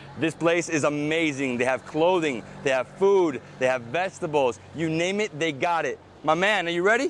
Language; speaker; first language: English; early bilingual, other home language; Spanish